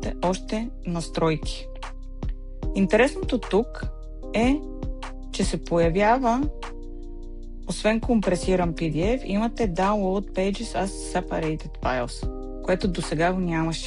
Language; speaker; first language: Bulgarian; native; Bulgarian